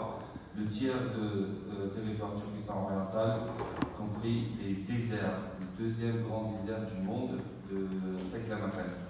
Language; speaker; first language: French; non-native, fluent; Uyghur